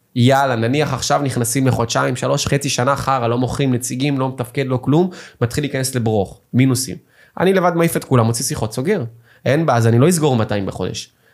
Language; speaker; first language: Hebrew; native; Hebrew